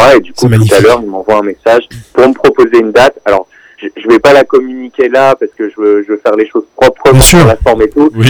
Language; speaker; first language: French; native; French